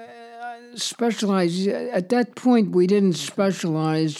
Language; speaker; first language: English; native; English